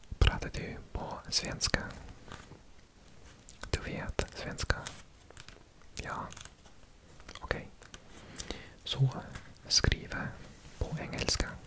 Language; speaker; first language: Swedish; non-native, learner; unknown